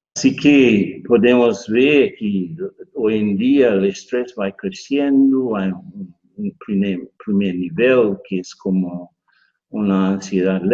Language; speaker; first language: Spanish; non-native, fluent; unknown